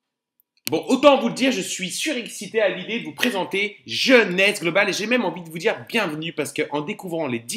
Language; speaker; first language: French; native; French